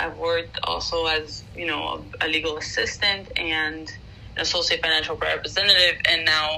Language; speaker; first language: English; non-native, fluent; Spanish